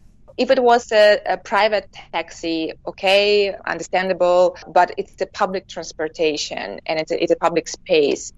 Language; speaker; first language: English; non-native, fluent; Kyrgyz